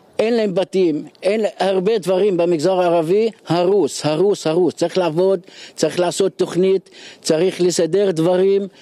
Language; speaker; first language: Hebrew; non-native, local second language; Arabic